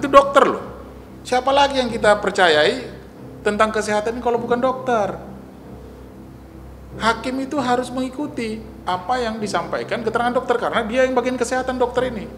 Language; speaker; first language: Indonesian; native; Indonesian